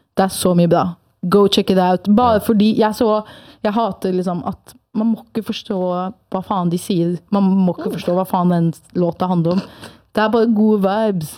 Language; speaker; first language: Norwegian; early bilingual, other home language; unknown